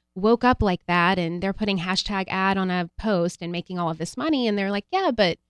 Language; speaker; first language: English; native; English